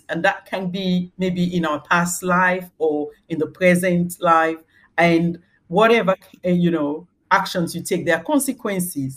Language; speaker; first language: English; non-native, local second language; Krio